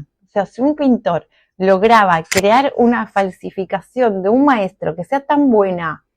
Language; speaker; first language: Spanish; native; Spanish